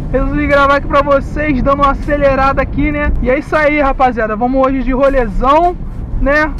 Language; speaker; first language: Portuguese; native; Portuguese